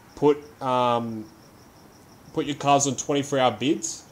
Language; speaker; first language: English; native; English